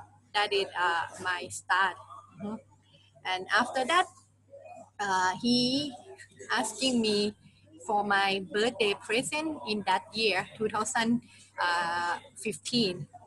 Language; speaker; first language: English; non-native, learner; Thai